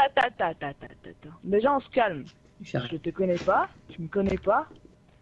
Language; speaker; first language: French; native; French